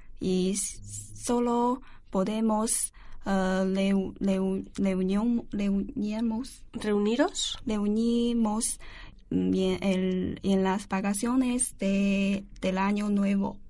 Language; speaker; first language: Spanish; non-native, learner; Chinese